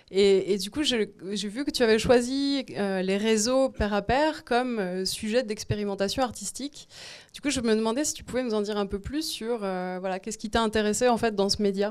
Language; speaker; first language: French; native; French